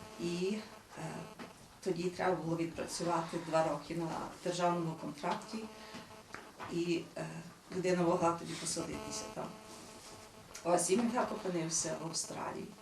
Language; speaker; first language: Ukrainian; early bilingual, heritage; Ukrainian